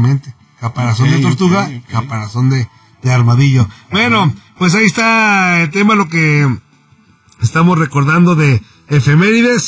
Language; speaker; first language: Spanish; native; Spanish